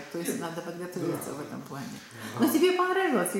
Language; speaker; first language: Russian; native; Russian